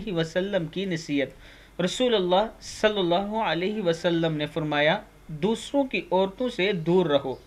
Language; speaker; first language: Urdu; non-native, local second language; Punjabi